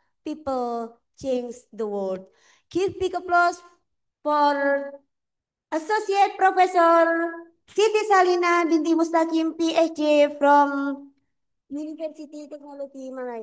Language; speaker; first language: English; non-native, fluent; Indonesian